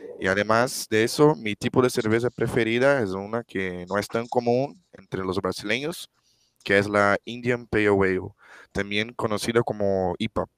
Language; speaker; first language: Spanish; non-native, fluent; Portuguese